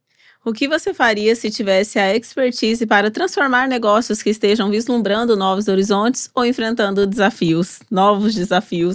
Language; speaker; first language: Portuguese; native; Portuguese